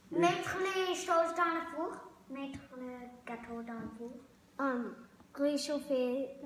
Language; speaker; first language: French; non-native, learner; English